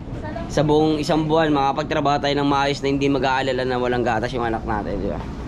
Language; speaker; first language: Filipino; native; Filipino